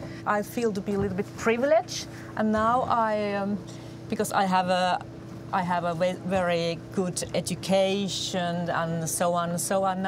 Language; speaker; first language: English; non-native, learner; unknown